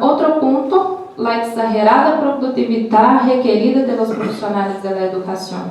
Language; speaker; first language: Spanish; non-native, learner; Portuguese